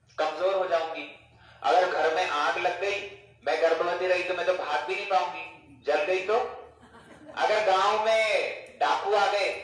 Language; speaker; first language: Hindi; non-native, fluent; English